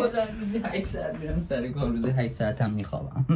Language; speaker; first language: Persian; native; Persian